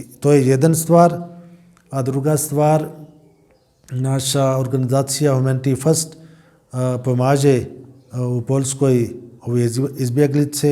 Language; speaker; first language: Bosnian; non-native, learner; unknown